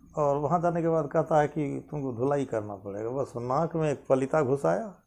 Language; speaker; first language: Hindi; non-native, local second language; Maithili